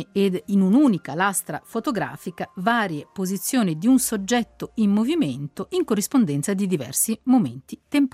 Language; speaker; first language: Italian; native; Italian